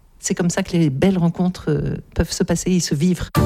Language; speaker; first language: French; native; French